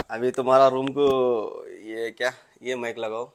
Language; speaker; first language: Hindi; non-native, local second language; Telugu